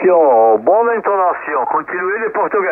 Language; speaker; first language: French; non-native, learner; Portuguese